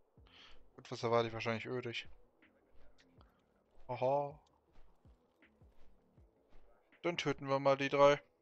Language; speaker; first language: German; native; German